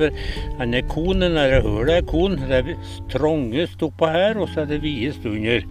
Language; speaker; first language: Norwegian; native; Norwegian